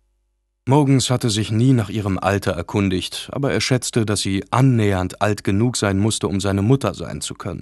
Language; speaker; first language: German; native; German